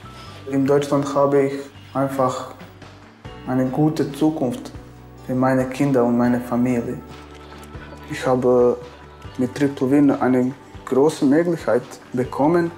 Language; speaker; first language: German; non-native, learner; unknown